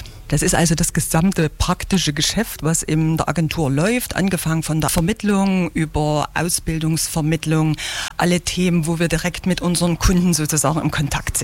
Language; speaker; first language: German; native; German